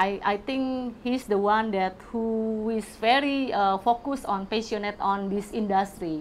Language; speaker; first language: English; non-native, fluent; Indonesian